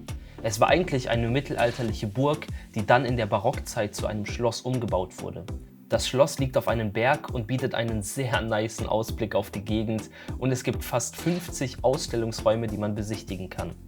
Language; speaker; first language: German; native; German